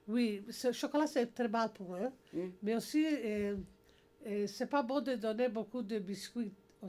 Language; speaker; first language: French; non-native, learner; English